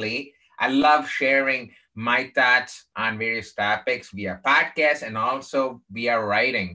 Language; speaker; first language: English; non-native, local second language; Tamil